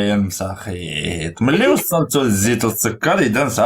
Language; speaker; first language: Arabic; native; Arabic